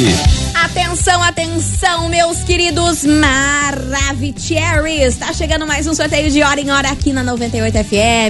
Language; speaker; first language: Portuguese; native; Portuguese